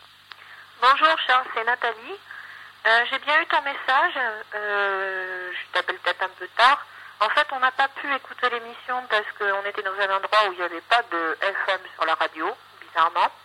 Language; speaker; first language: French; native; French